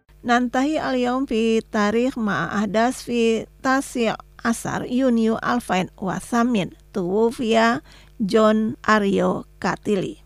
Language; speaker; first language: Arabic; non-native, fluent; Indonesian